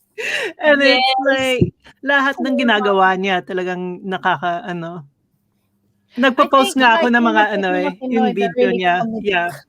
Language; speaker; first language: Filipino; early bilingual, heritage; Swedish